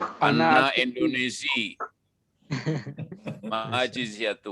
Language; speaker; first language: Arabic; non-native, learner; Indonesian